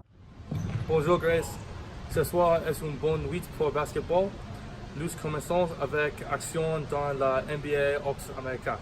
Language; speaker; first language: French; non-native, learner; English